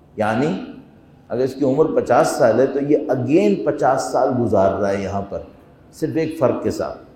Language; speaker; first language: Urdu; non-native, fluent; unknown